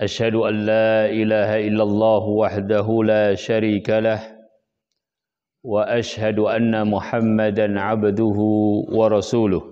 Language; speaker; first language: Arabic; non-native, fluent; Indonesian